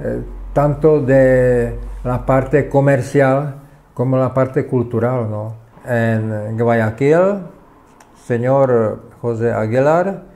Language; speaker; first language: Spanish; non-native, fluent; Czech